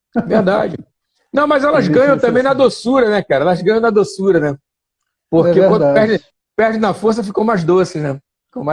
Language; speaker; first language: Portuguese; native; Portuguese